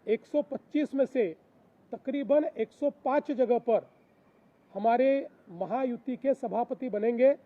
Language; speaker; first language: Hindi; non-native, local second language; Marathi